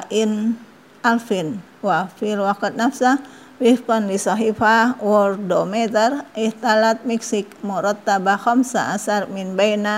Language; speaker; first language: Arabic; non-native, fluent; Indonesian